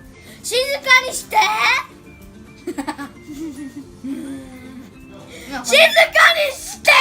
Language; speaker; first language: Japanese; early bilingual, heritage; Japanese